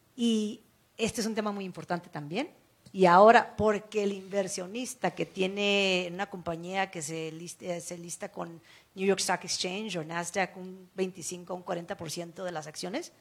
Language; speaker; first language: Spanish; early bilingual, heritage; Spanish